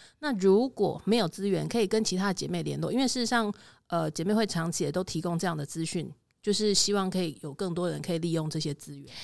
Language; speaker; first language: Chinese; native; Chinese